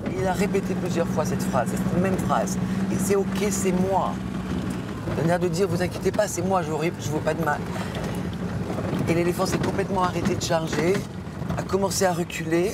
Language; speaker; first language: French; native; French